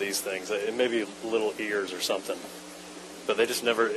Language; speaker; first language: English; native; English